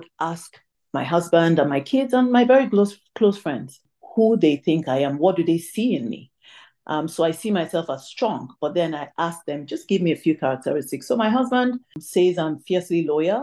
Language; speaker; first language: English; non-native, local second language; Igbo